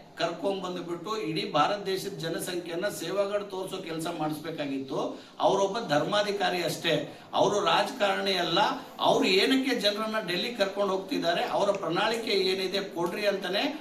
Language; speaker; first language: Kannada; non-native, local second language; Lambadi